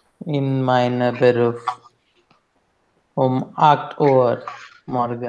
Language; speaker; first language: German; non-native, learner; Hindi